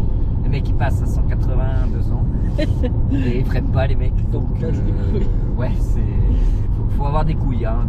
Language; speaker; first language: French; native; French